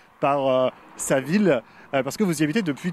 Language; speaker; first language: French; native; French